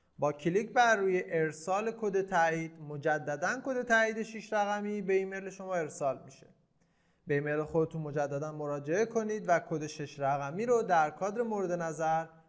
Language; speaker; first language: Persian; native; Persian